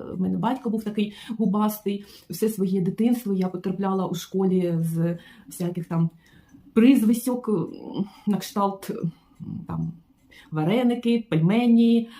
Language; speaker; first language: Ukrainian; non-native, local second language; Russian